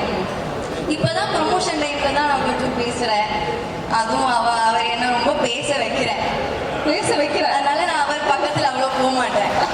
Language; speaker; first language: Tamil; non-native, learner; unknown